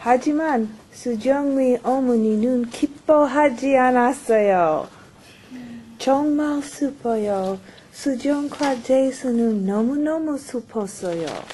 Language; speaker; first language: Korean; non-native, learner; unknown